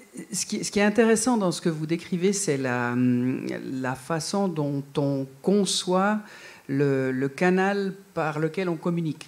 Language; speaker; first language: French; native; French